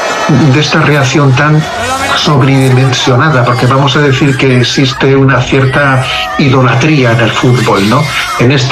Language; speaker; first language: Spanish; native; Spanish